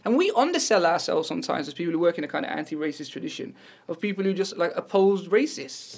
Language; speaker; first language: English; native; English